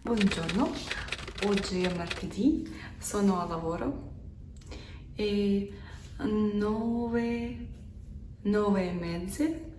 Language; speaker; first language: Italian; non-native, learner; Russian